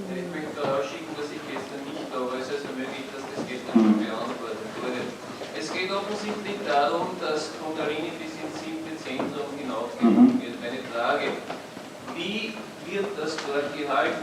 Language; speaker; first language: German; native; German